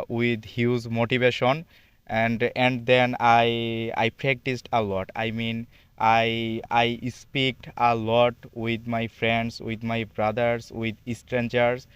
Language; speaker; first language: English; non-native, learner; Bangla